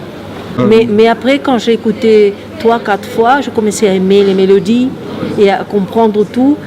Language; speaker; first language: French; non-native, fluent; Spanish